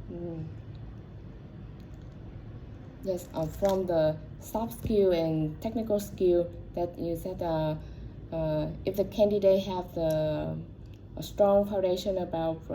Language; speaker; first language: English; non-native, learner; Vietnamese